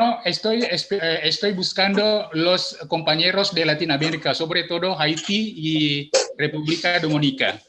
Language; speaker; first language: Spanish; non-native, learner; Indonesian